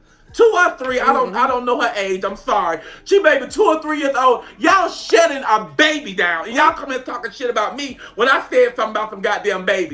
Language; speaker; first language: English; native; English